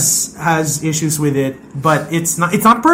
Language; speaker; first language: English; non-native, local second language; Filipino